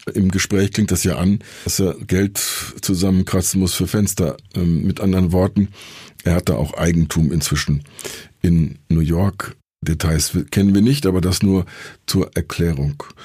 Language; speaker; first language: German; native; German